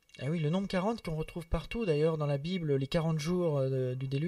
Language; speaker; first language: French; native; French